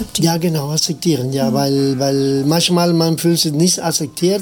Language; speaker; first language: German; non-native, fluent; Spanish